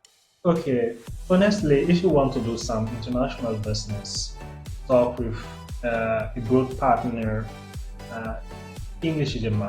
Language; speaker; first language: English; non-native, fluent; French